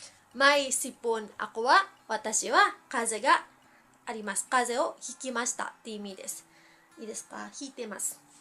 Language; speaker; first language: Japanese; early bilingual, heritage; Filipino